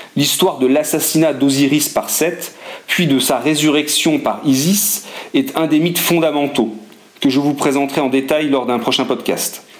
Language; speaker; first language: French; native; French